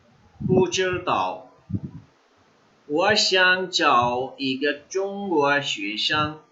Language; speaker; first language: Chinese; non-native, fluent; Urdu